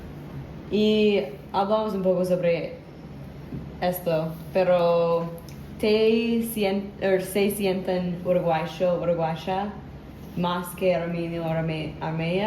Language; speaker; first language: Spanish; non-native, learner; English